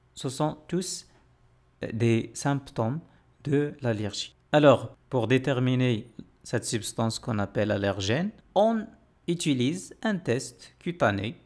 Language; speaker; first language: French; non-native, local second language; Arabic